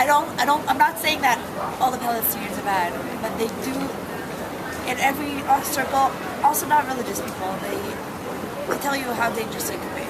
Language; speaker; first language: English; non-native, fluent; Hebrew